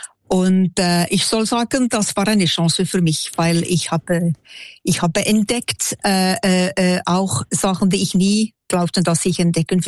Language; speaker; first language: German; non-native, local second language; French